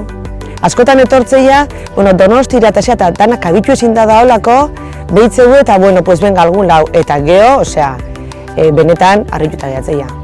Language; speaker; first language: Basque; native; Basque